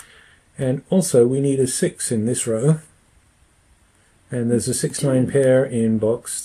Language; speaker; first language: English; native; English